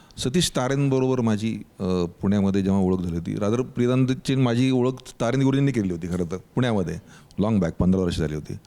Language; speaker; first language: Marathi; native; Marathi